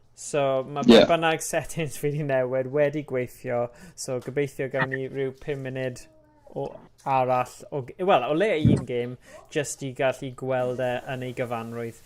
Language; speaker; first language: Welsh; non-native, local second language; English